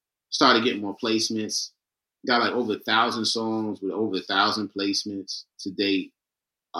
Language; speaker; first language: English; native; English